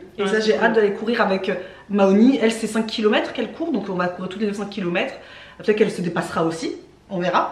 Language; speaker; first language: French; native; French